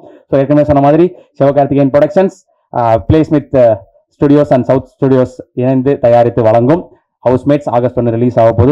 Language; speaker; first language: Tamil; native; Tamil